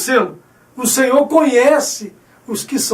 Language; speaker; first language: Portuguese; native; Portuguese